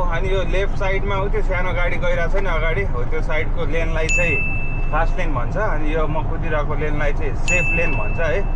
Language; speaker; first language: Nepali; native; Nepali